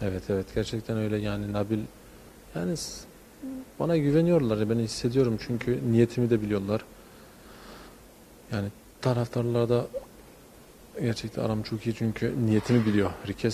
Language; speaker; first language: Turkish; early bilingual, heritage; Turkish